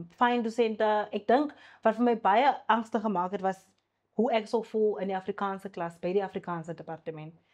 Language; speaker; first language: Afrikaans; non-native, local second language; Xhosa